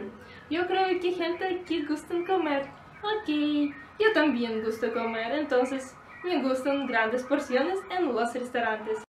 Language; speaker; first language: Spanish; non-native, learner; Russian